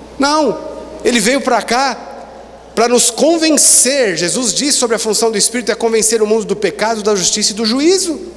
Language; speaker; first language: Portuguese; native; Portuguese